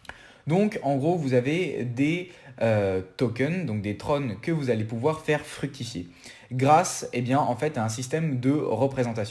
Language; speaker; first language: French; native; French